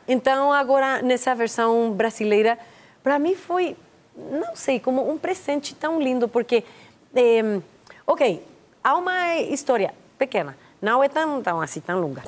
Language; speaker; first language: Portuguese; non-native, fluent; Spanish